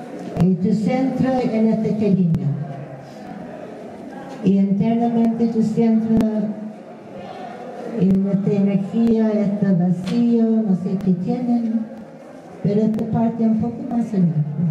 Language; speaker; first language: Spanish; non-native, fluent; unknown